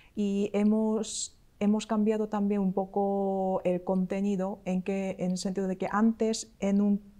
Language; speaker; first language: Spanish; non-native, fluent; Korean